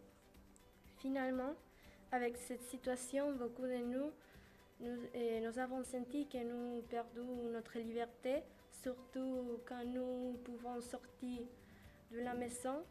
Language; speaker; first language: French; non-native, learner; Spanish